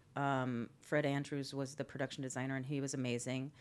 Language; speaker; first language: English; native; English